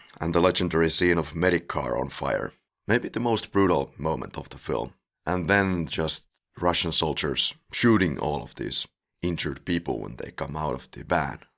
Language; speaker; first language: English; non-native, fluent; Finnish